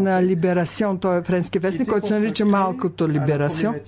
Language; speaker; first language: Bulgarian; native; Bulgarian